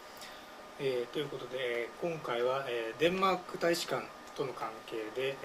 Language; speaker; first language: Japanese; native; Japanese